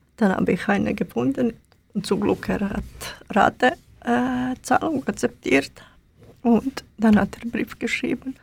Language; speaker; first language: German; non-native, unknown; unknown